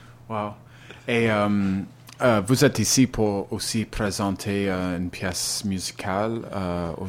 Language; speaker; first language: French; non-native, learner; English